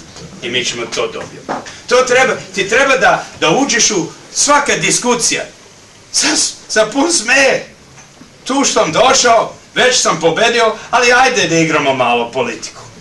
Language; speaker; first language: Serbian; early bilingual, heritage; Serbian